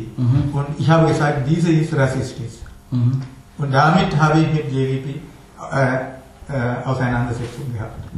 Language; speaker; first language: German; non-native, fluent; Tamil